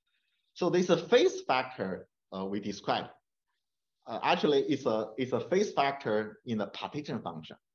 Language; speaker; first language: English; non-native, fluent; Chinese